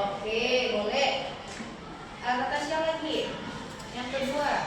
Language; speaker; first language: Indonesian; native; Indonesian